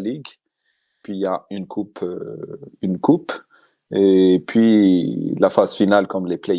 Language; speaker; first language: French; non-native, local second language; Malagasy